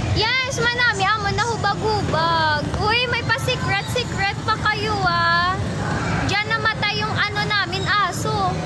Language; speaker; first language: Filipino; non-native, local second language; Hiligaynon